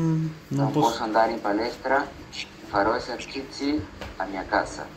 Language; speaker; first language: Italian; non-native, learner; Spanish